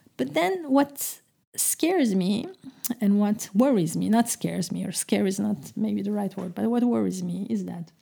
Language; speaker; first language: English; non-native, fluent; Turkish